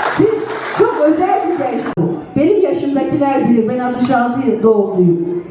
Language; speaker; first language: Turkish; native; Turkish